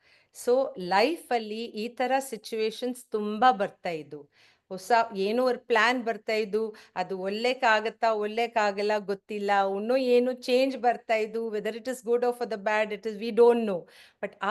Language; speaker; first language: Kannada; non-native, learner; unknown